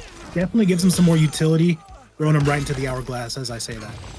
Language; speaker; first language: English; native; English